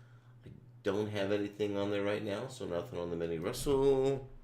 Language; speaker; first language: English; native; English